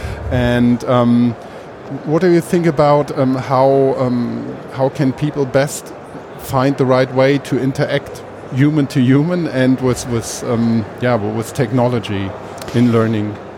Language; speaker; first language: English; non-native, fluent; German